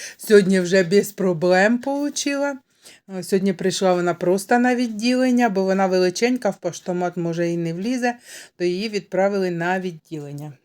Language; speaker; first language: Ukrainian; native; Ukrainian